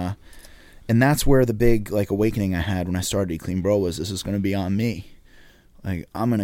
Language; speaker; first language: English; native; English